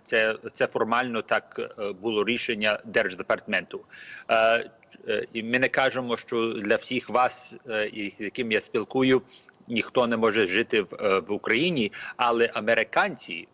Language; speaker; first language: Ukrainian; early bilingual, heritage; Ukrainian